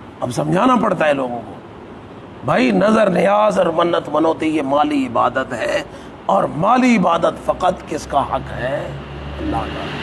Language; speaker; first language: Urdu; non-native, local second language; Punjabi